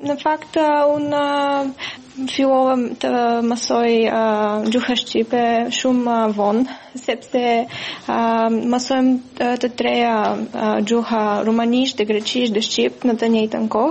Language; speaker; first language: Albanian; non-native, learner; Bulgarian